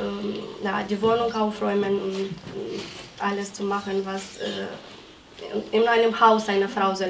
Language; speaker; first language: German; non-native, fluent; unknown